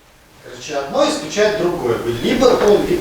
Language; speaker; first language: Russian; native; Russian